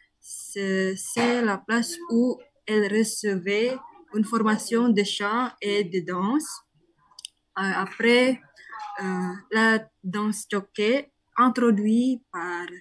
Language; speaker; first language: French; non-native, learner; Indonesian